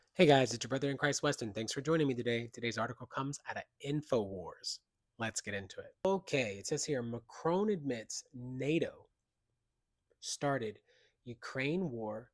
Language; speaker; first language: English; native; English